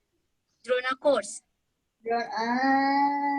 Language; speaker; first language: English; non-native, learner; Indonesian